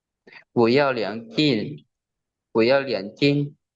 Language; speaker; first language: Chinese; non-native, learner; Lao